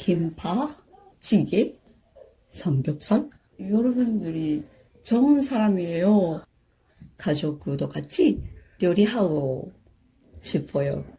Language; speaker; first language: Korean; non-native, learner; Japanese